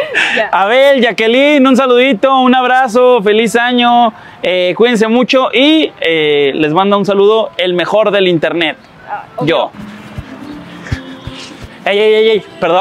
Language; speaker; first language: Spanish; native; Spanish